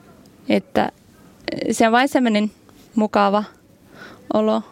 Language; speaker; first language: Finnish; non-native, learner; English